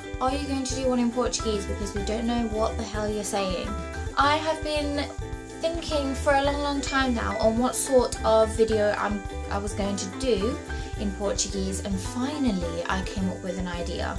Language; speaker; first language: English; early bilingual, other home language; Portuguese